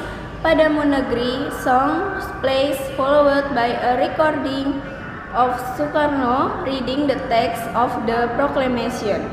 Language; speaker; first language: English; non-native, learner; Indonesian